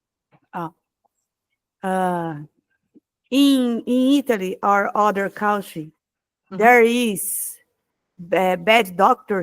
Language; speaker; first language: English; non-native, learner; Portuguese